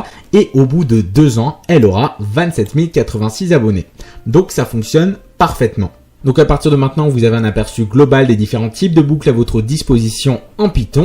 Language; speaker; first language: French; native; French